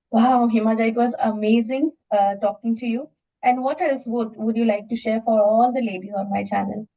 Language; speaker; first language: English; non-native, local second language; Assamese